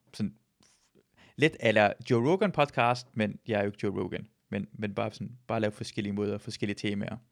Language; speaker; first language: Danish; early bilingual, other home language; Persian